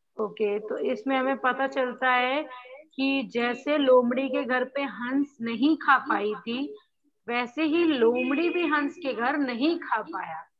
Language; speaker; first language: Hindi; native; Hindi